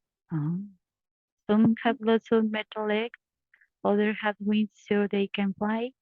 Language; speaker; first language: English; non-native, learner; Spanish